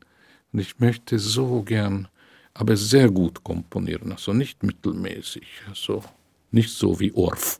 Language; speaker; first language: German; non-native, fluent; Hungarian